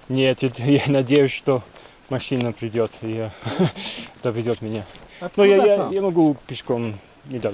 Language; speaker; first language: Russian; non-native, fluent; English